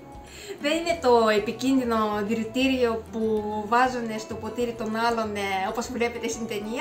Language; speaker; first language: Greek; non-native, fluent; Japanese